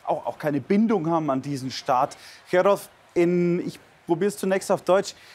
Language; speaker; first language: German; native; German